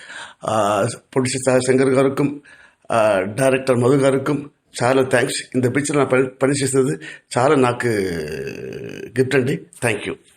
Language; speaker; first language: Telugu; non-native, learner; Tamil